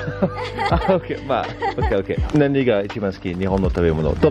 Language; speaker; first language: Japanese; non-native, learner; French